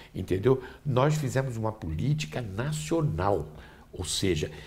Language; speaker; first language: Portuguese; native; Portuguese